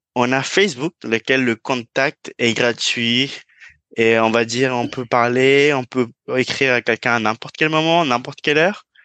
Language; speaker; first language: French; non-native, fluent; Spanish